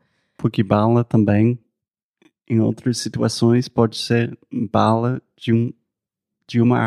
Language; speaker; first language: Portuguese; non-native, fluent; English